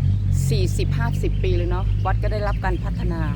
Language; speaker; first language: Thai; native; Thai